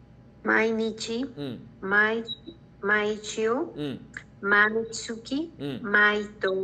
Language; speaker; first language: Japanese; non-native, learner; Spanish